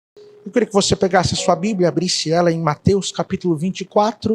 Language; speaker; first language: Portuguese; native; Portuguese